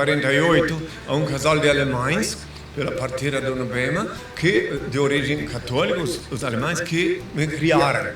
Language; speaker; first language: Portuguese; native; Portuguese